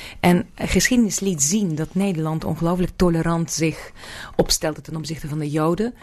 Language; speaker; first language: Dutch; non-native, fluent; Russian